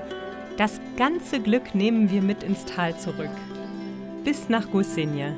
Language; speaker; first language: German; native; German